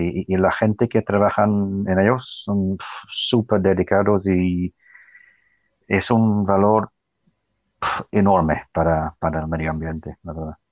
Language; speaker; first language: Spanish; non-native, fluent; English